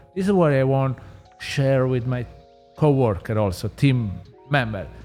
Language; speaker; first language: English; non-native, learner; Italian